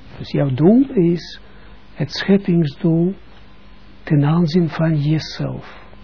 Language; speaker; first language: Dutch; non-native, fluent; Russian